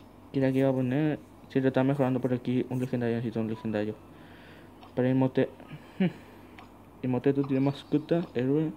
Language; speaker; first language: Spanish; native; Spanish